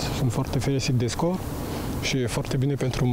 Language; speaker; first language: Romanian; non-native, learner; French